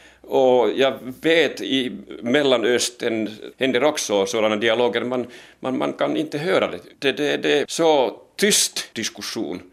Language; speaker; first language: Swedish; non-native, local second language; Finnish